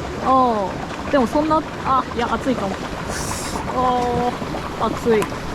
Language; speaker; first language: Japanese; native; Japanese